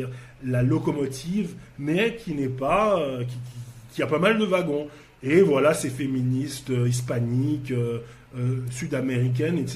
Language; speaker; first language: French; native; French